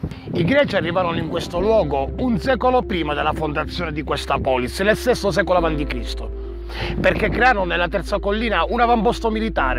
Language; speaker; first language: Italian; native; Italian